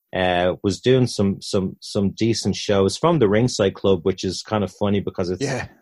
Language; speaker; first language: English; native; English